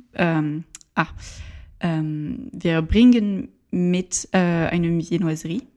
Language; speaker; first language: German; non-native, learner; French